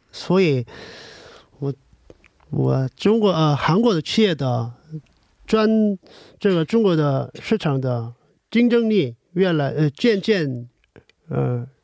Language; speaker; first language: Chinese; non-native, learner; Korean